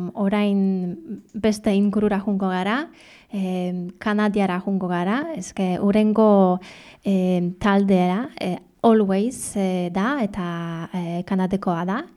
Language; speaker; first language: Basque; non-native, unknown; Polish